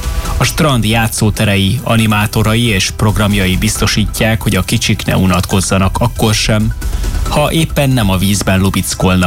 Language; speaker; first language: Hungarian; native; Hungarian